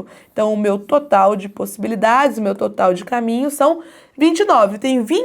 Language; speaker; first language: Portuguese; native; Portuguese